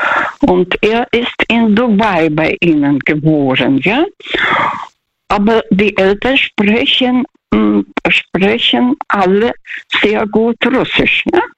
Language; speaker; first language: German; non-native, learner; Russian